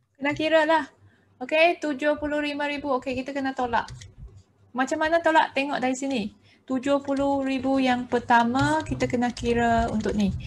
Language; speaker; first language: Malay; native; Malay